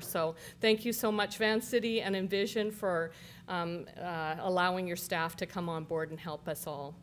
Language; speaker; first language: English; native; English